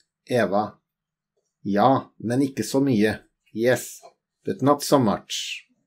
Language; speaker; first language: English; non-native, fluent; Norwegian